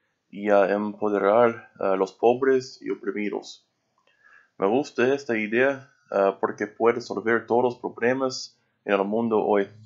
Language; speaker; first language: Spanish; non-native, learner; English